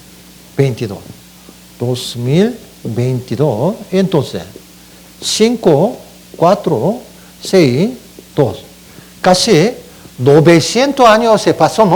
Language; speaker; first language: Spanish; non-native, learner; Korean